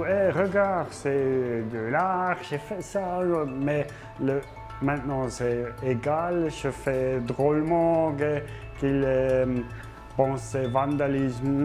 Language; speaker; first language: French; non-native, local second language; German